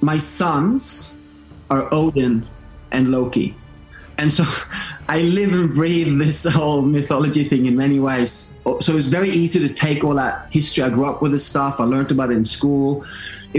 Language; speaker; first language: English; non-native, fluent; Norwegian